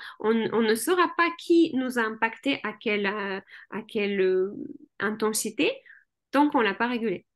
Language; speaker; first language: French; early bilingual, other home language; Russian